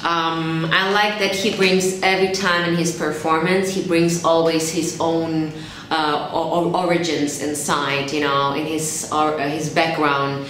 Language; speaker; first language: English; non-native, fluent; German